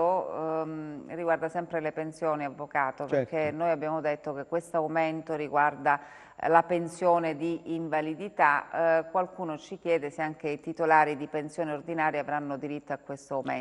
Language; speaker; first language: Italian; native; Italian